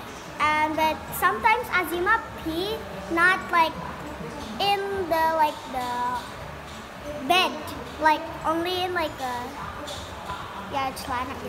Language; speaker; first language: English; early bilingual, other home language; Indonesian